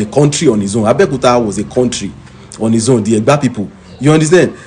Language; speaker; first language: English; non-native, local second language; Yoruba